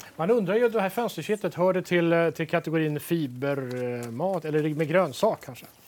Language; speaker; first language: Swedish; native; Swedish